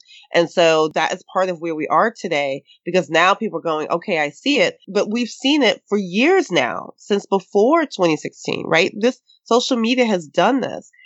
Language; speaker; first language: English; native; English